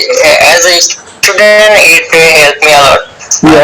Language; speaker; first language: English; non-native, learner; Bangla